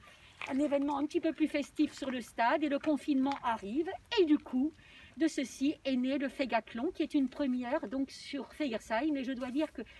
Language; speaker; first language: French; native; French